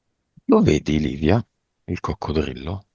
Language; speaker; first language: Italian; native; Italian